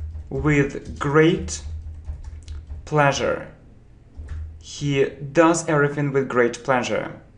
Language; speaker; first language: English; non-native, fluent; Russian